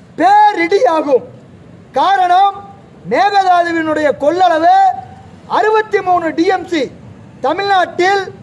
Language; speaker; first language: Tamil; native; Tamil